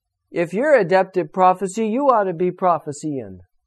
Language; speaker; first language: English; native; English